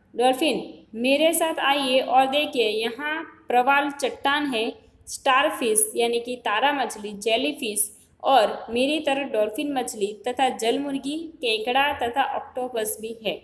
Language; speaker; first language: Hindi; non-native, local second language; Gujarati